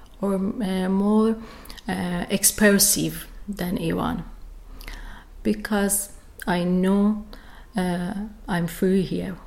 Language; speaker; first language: English; non-native, learner; Persian